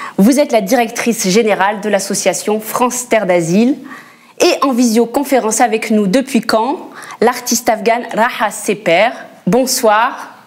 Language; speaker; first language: French; native; French